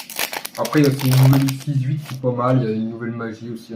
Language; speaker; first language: French; native; French